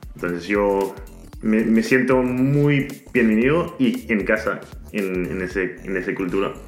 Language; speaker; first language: Spanish; non-native, fluent; Danish